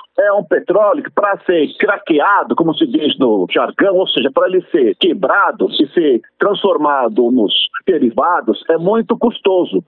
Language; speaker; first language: Portuguese; native; Portuguese